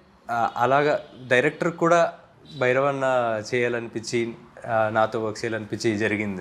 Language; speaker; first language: Telugu; native; Telugu